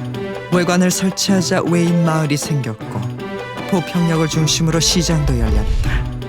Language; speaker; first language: Korean; native; Korean